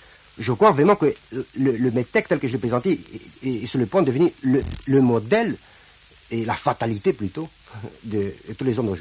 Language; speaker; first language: French; non-native, fluent; Romanian